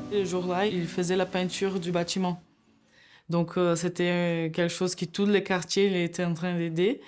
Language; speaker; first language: French; non-native, fluent; Portuguese